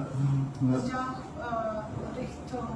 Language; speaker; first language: German; non-native, learner; English